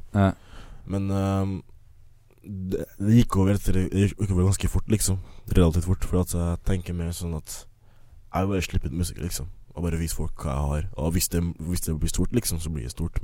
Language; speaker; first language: Norwegian; early bilingual, other home language; Akan